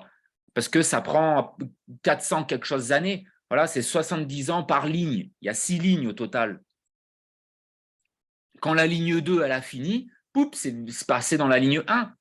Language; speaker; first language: French; native; French